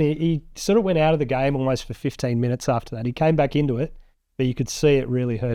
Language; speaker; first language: English; native; English